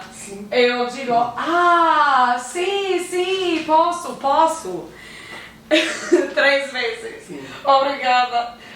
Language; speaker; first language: Portuguese; non-native, learner; English